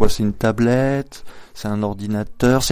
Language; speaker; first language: French; native; French